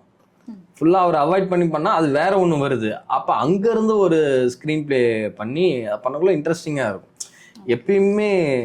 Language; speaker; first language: Tamil; native; Tamil